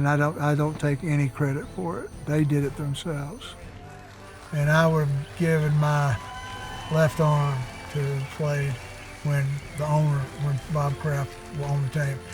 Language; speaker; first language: English; native; English